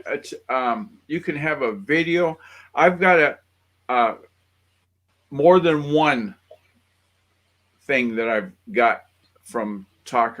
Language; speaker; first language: English; native; English